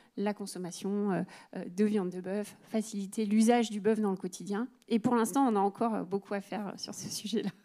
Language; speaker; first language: French; native; French